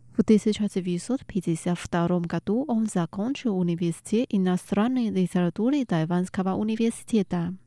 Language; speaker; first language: Russian; non-native, fluent; Chinese